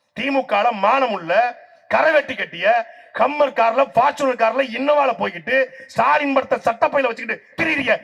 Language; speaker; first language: Tamil; native; Tamil